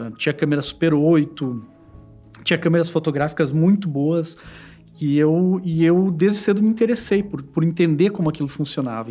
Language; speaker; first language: Portuguese; native; Portuguese